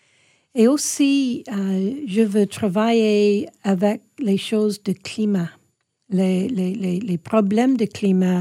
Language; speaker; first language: French; non-native, fluent; English